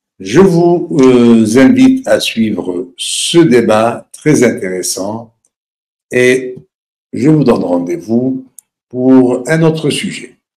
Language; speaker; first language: French; non-native, local second language; Arabic